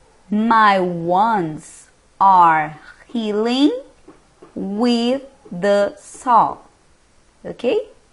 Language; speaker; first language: English; non-native, fluent; Portuguese